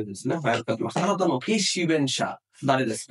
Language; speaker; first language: Japanese; non-native, fluent; Bangla